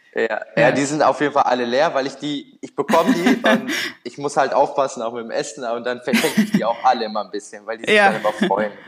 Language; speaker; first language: German; native; German